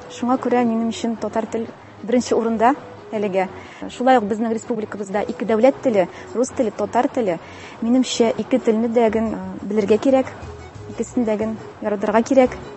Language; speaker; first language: Tatar; non-native, local second language; Russian